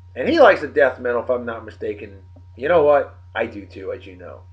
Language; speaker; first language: English; native; English